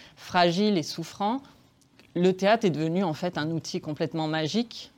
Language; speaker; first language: French; native; French